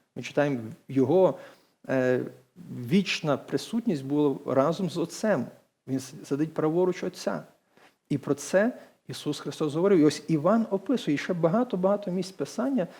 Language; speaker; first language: Ukrainian; native; Ukrainian